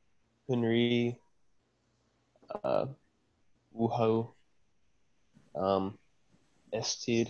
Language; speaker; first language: Arabic; non-native, learner; English